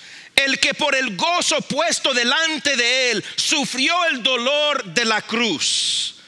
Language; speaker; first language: Spanish; early bilingual, heritage; Spanish